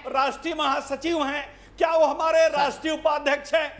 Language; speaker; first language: Hindi; native; Hindi